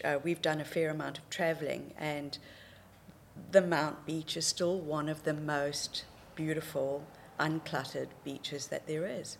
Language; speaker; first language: English; native; English